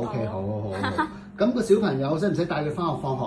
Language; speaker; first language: Cantonese; native; Cantonese